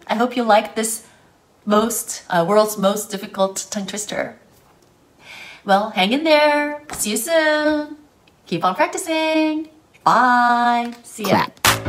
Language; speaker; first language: English; early bilingual, other home language; Japanese